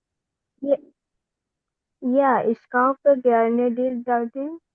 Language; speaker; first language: German; non-native, learner; Bangla